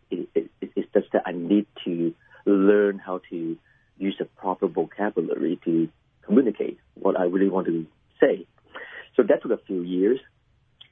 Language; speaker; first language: English; early bilingual, other home language; Cantonese